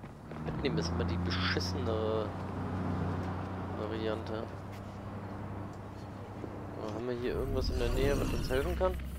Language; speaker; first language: German; native; German